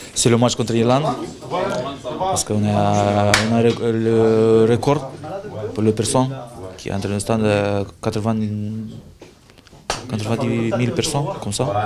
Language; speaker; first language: French; non-native, learner; Romanian